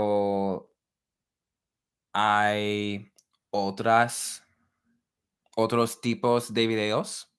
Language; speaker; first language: Spanish; non-native, learner; English